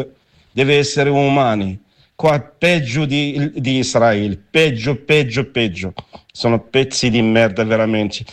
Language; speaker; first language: Italian; non-native, learner; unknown